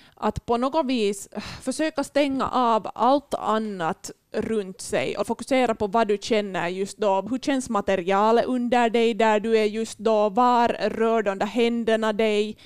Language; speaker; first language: Swedish; native; Swedish